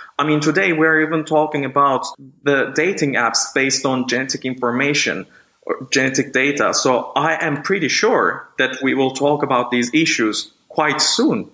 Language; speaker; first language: English; non-native, fluent; Turkish